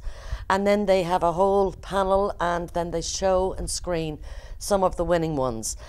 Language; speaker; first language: English; native; English